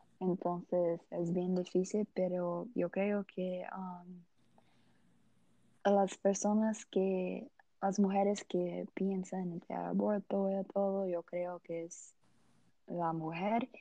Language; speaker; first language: Spanish; non-native, learner; Portuguese